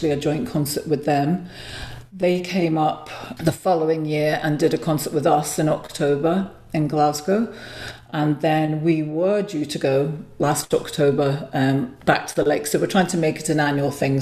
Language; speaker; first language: English; native; English